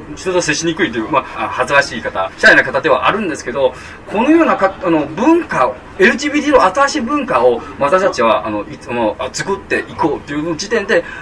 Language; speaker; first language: Japanese; non-native, fluent; Chinese